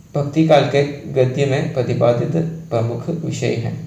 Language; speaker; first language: Hindi; non-native, local second language; Malayalam